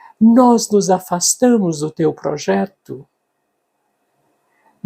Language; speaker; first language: Portuguese; native; Portuguese